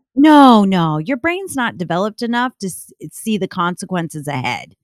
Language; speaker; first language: English; native; English